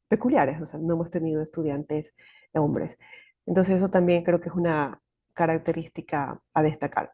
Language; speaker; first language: Spanish; native; Spanish